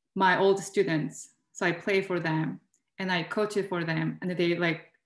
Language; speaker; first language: English; non-native, fluent; Korean